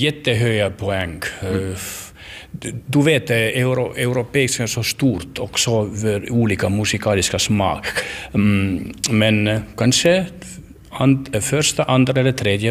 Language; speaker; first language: Swedish; non-native, learner; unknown